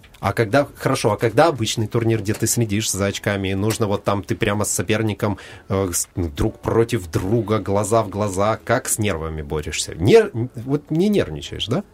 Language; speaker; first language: Russian; native; Russian